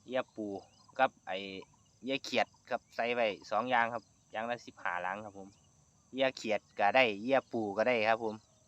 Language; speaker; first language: Thai; native; Thai